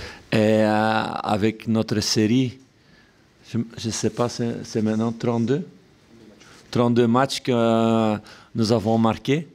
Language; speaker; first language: French; non-native, local second language; Dutch